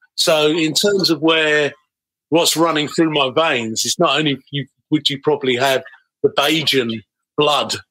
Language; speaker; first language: English; native; English